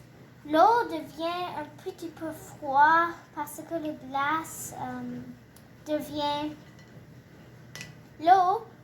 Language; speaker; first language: French; non-native, learner; English